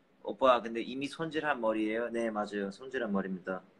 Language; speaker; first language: Korean; early bilingual, heritage; Korean